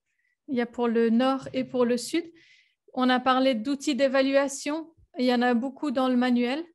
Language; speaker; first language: French; native; French